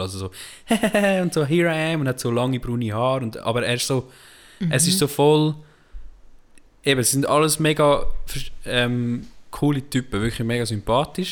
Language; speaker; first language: German; native; German